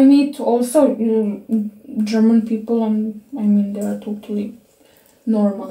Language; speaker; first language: English; non-native, fluent; Serbian